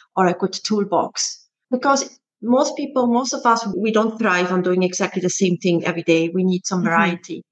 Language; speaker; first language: English; non-native, fluent; German